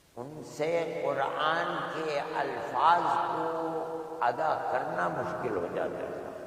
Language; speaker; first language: Urdu; native; Urdu